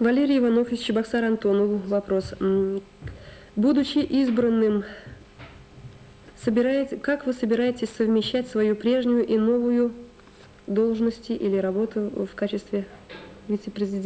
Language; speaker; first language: Russian; native; Russian